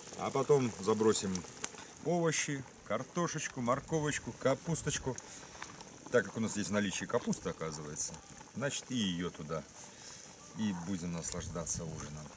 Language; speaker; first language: Russian; native; Russian